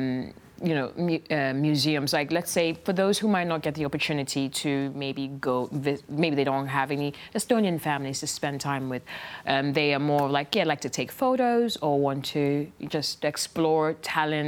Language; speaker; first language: English; non-native, local second language; Akan